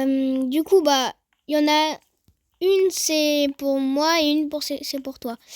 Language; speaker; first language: French; native; French